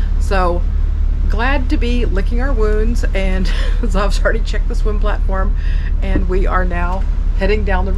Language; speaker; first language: English; native; English